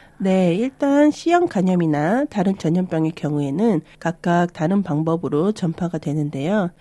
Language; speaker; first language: Korean; early bilingual, other home language; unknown